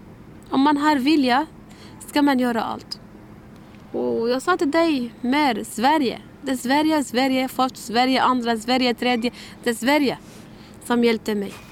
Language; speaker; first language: Swedish; non-native, learner; Arabic